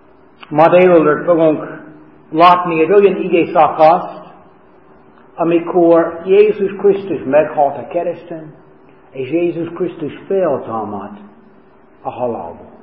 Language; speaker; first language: Hungarian; non-native, fluent; English